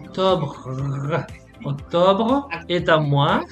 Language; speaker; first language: French; non-native, fluent; Spanish